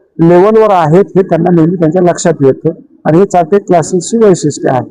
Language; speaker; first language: Marathi; native; Marathi